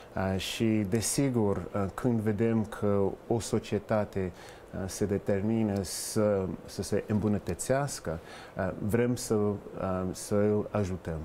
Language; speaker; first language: Romanian; non-native, fluent; English